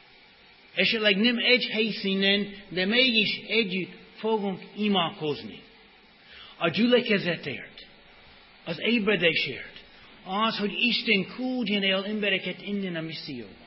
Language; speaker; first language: Hungarian; non-native, fluent; English